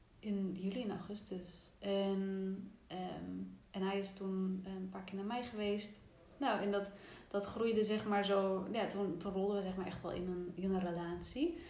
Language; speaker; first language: Dutch; native; Dutch